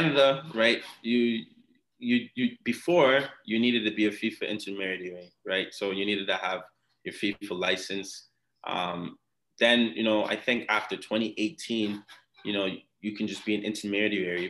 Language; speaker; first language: English; non-native, fluent; Akan